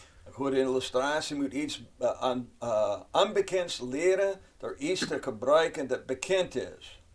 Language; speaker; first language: Dutch; non-native, fluent; English